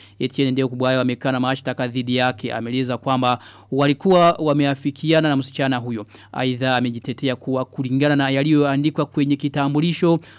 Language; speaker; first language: Swahili; non-native, local second language; Rundi